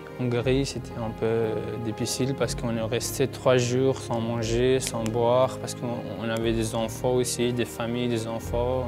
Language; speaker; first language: French; non-native, learner; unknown